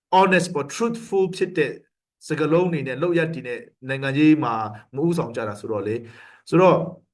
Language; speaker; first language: Burmese; non-native, local second language; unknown